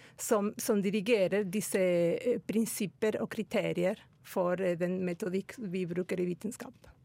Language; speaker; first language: Norwegian; non-native, fluent; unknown